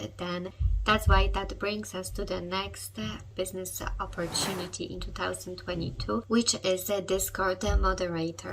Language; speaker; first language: English; non-native, fluent; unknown